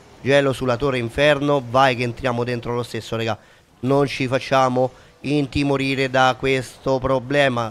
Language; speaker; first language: Italian; native; Italian